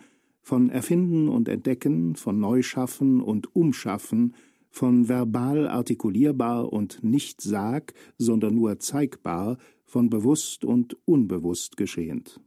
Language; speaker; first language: German; native; German